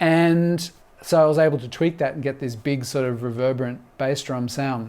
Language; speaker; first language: English; native; English